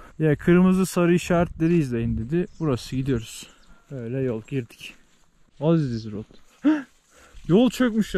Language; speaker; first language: Turkish; native; Turkish